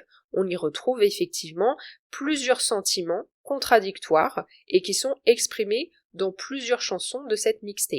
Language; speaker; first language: French; native; French